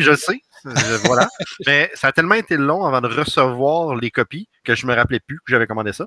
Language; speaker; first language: French; native; French